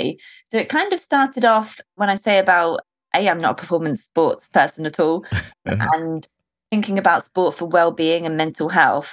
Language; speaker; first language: English; native; English